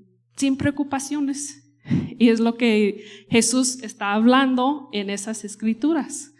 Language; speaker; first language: Spanish; non-native, fluent; English